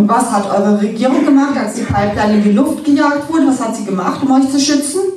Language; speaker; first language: German; native; German